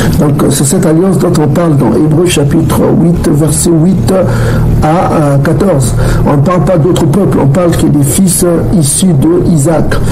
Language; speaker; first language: French; non-native, local second language; Kongo